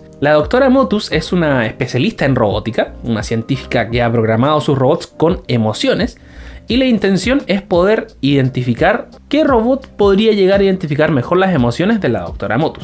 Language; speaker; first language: Spanish; native; Spanish